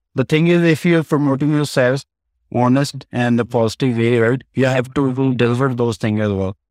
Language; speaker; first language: English; non-native, local second language; Punjabi